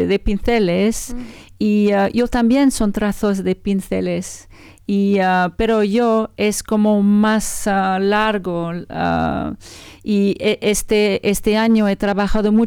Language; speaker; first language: Spanish; non-native, learner; French